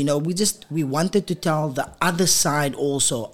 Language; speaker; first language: English; non-native, local second language; Afrikaans